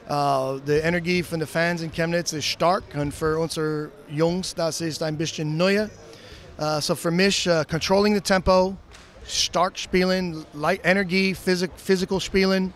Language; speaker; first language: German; non-native, learner; English